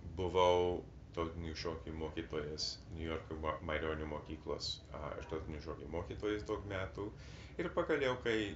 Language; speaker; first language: Lithuanian; early bilingual, heritage; English